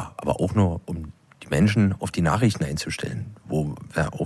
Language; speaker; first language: German; native; German